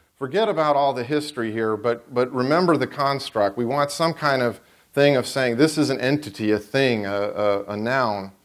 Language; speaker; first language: English; native; English